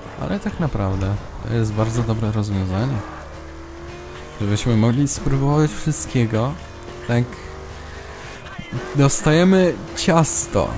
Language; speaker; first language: Polish; native; Polish